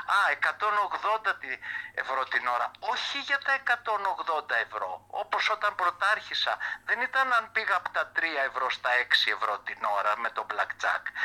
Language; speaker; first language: Greek; early bilingual, heritage; Greek